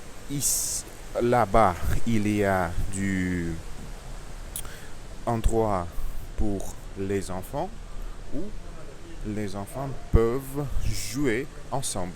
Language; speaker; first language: French; non-native, learner; Russian